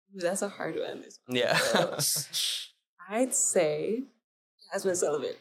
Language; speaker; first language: English; native; English